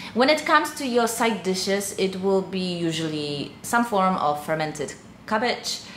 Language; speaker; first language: English; non-native, fluent; Polish